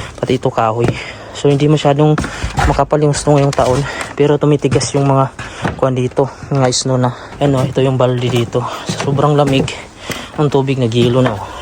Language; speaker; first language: Filipino; native; Filipino